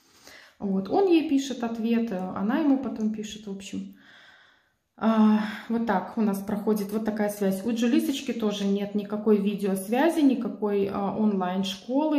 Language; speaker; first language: Russian; native; Russian